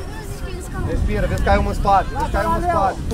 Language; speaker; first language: Romanian; native; Romanian